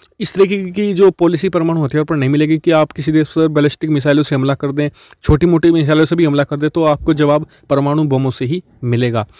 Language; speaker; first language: Hindi; native; Hindi